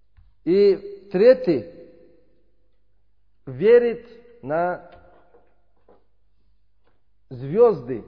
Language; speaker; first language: Russian; non-native, learner; Uzbek